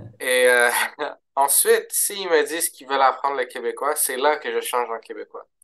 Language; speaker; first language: French; early bilingual, other home language; Arabic